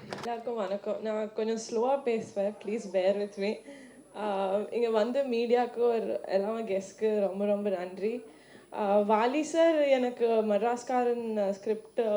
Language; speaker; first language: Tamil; non-native, learner; Telugu